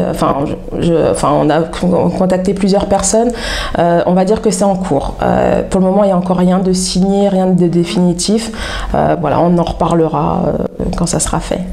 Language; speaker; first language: French; native; French